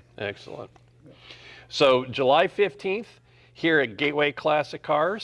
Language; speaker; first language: English; native; English